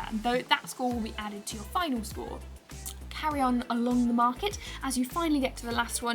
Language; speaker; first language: English; native; English